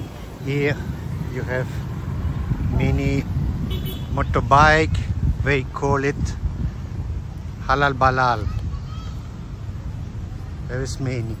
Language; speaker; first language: English; non-native, learner; Dutch